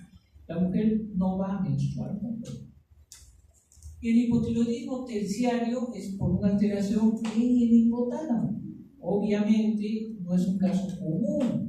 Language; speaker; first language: Spanish; native; Spanish